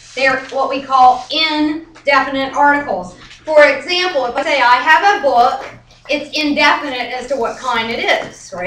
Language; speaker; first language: English; native; English